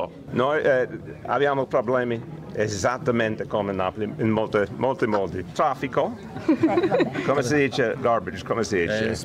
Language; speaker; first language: Italian; non-native, learner; English